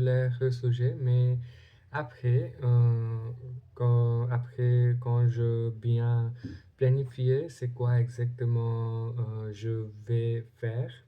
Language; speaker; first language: French; non-native, learner; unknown